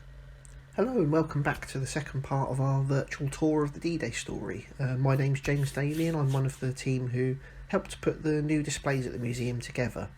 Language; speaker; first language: English; native; English